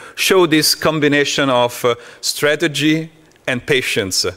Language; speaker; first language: English; non-native, fluent; Italian